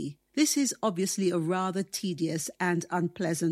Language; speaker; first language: English; native; English